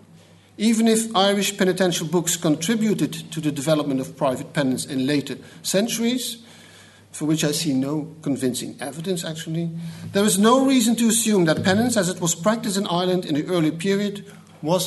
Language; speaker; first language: English; non-native, fluent; Dutch